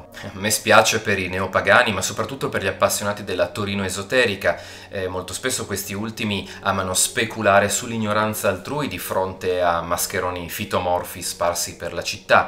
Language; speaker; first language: Italian; native; Italian